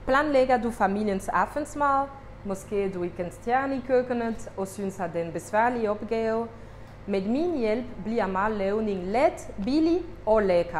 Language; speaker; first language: Danish; non-native, fluent; French